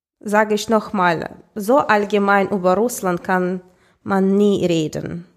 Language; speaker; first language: German; non-native, fluent; Russian